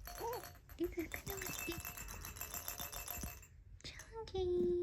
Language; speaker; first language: Korean; non-native, learner; Filipino